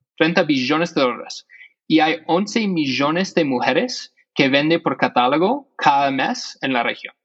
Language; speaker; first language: Spanish; non-native, fluent; English